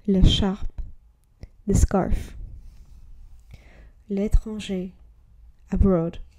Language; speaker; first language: French; non-native, learner; English